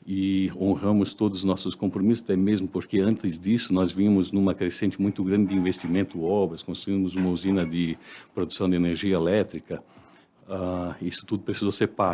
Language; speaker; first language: Portuguese; native; Portuguese